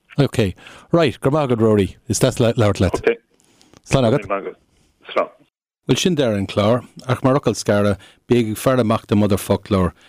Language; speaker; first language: Irish; native; Irish